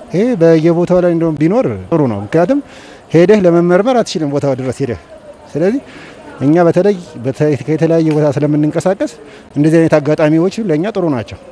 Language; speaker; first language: Amharic; native; Amharic